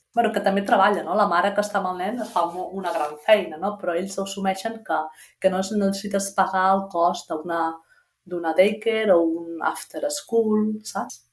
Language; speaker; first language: Catalan; native; Catalan